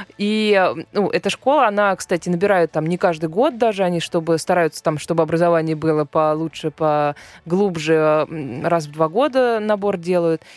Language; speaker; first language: Russian; native; Russian